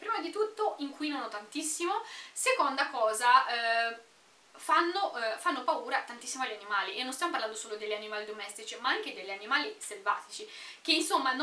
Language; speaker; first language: Italian; native; Italian